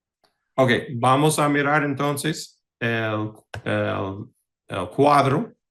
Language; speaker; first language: Spanish; early bilingual, heritage; English